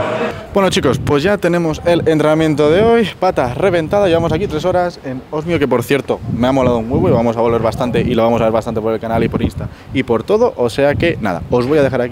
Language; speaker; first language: Spanish; native; Spanish